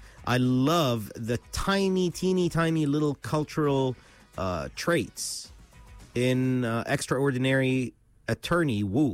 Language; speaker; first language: English; non-native, local second language; Arabic